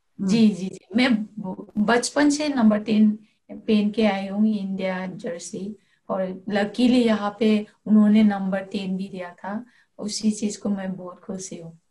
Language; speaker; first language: Hindi; non-native, local second language; Manipuri